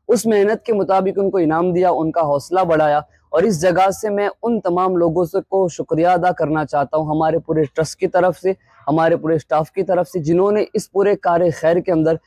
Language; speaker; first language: Urdu; non-native, local second language; Gujarati